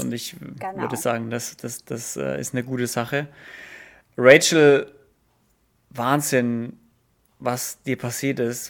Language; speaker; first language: German; native; German